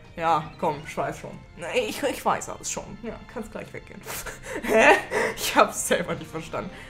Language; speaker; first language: German; native; German